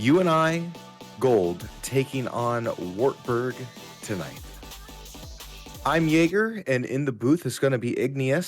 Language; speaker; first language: English; native; English